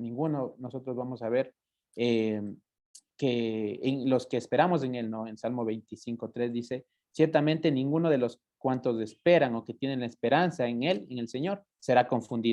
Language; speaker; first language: Spanish; native; Spanish